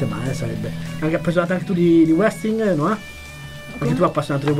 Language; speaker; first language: Italian; native; Italian